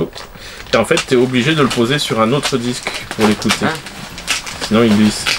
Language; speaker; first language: French; native; French